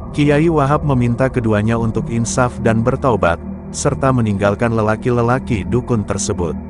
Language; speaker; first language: Indonesian; native; Indonesian